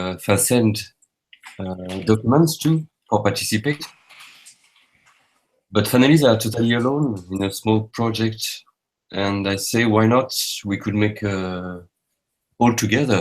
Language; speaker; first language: English; non-native, learner; French